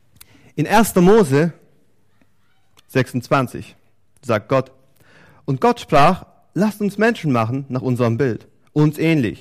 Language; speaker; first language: German; native; German